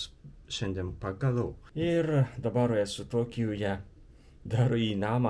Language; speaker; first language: Lithuanian; non-native, fluent; Japanese